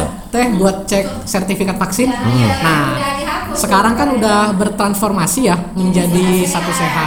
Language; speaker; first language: Indonesian; native; Indonesian